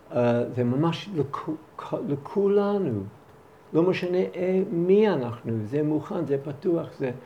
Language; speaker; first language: Hebrew; non-native, fluent; English